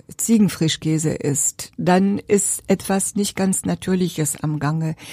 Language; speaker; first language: German; non-native, fluent; French